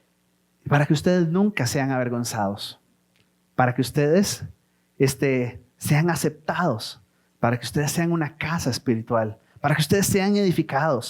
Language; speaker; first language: Spanish; native; Spanish